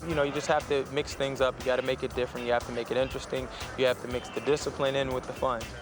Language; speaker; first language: English; native; English